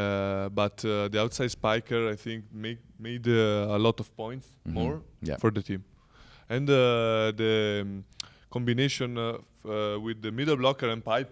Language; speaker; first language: English; non-native, learner; Italian